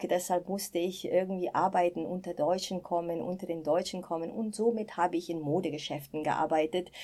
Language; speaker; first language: German; non-native, fluent; Italian